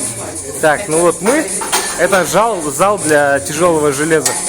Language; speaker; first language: Russian; native; Russian